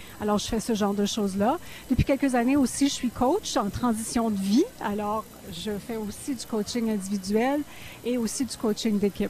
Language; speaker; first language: French; native; French